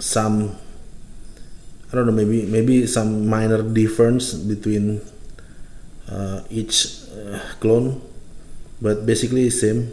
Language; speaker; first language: English; non-native, fluent; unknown